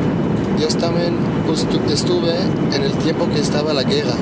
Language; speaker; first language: Spanish; early bilingual, heritage; Hebrew